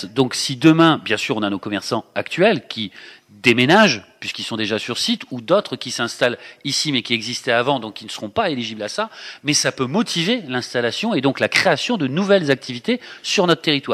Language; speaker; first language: French; native; French